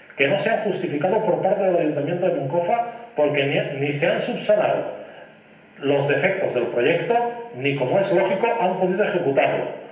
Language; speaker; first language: Spanish; non-native, local second language; Catalan